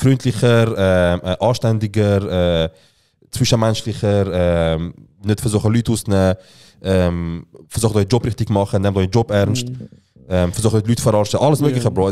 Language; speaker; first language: German; native; German